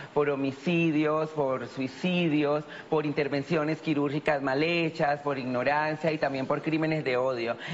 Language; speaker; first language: Spanish; native; Spanish